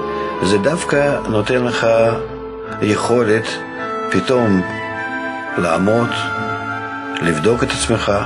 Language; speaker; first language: Hebrew; non-native, fluent; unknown